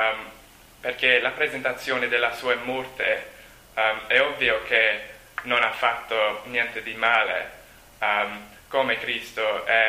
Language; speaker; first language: Italian; non-native, learner; English